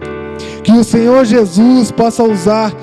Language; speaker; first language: Portuguese; native; Portuguese